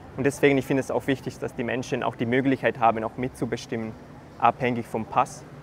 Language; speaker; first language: German; non-native, fluent; Italian